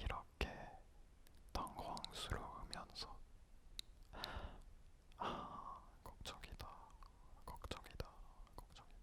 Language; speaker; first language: Korean; non-native, fluent; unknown